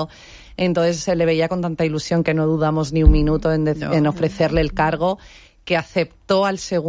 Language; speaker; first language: Spanish; native; Spanish